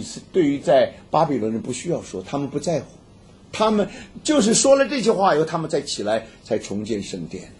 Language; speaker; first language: Chinese; native; Chinese